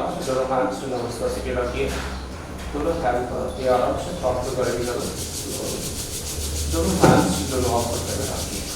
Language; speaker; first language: Hindi; non-native, local second language; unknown